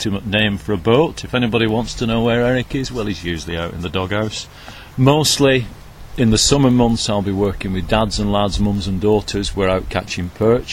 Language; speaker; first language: English; native; English